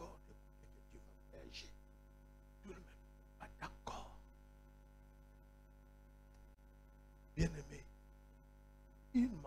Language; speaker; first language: French; non-native, local second language; Lingala